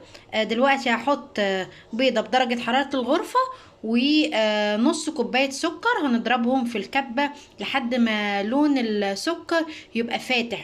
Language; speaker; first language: Arabic; native; Arabic